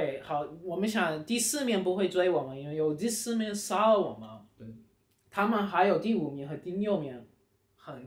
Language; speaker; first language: Chinese; early bilingual, heritage; Chinese